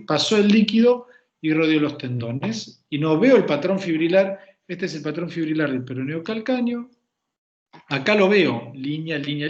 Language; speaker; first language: Spanish; native; Spanish